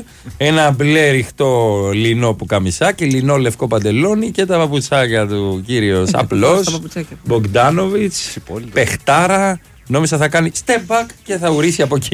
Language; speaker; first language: Greek; native; Greek